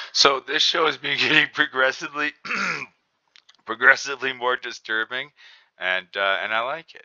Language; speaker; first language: English; native; English